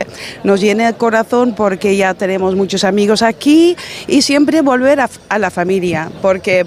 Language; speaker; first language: Spanish; non-native, learner; Dutch